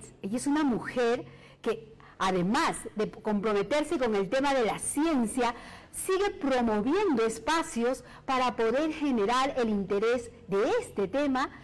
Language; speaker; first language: Spanish; native; Spanish